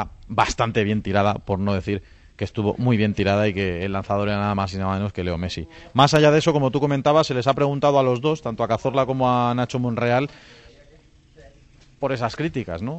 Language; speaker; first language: Spanish; native; Spanish